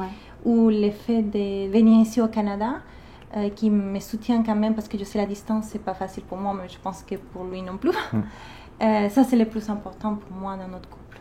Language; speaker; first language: French; non-native, fluent; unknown